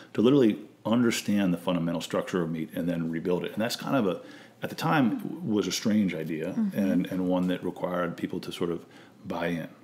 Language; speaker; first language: English; native; English